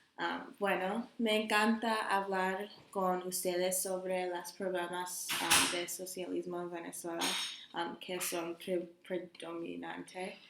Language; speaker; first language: Spanish; non-native, learner; English